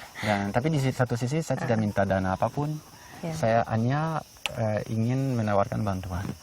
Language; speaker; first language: Indonesian; non-native, fluent; French